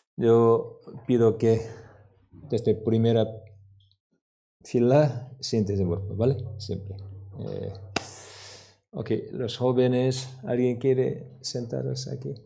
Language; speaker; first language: Spanish; non-native, learner; Korean